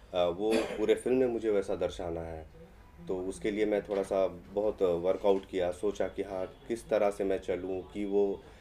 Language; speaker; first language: Hindi; native; Hindi